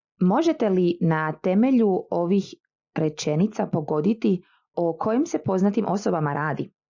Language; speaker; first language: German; non-native, fluent; Croatian